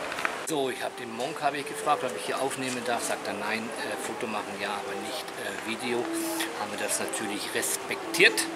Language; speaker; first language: German; native; German